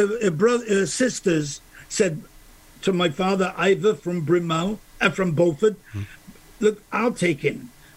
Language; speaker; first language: English; native; English